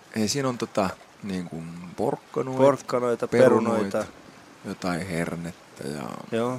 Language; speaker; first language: Finnish; native; Finnish